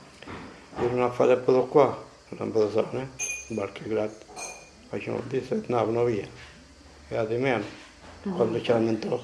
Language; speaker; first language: Italian; non-native, learner; Maltese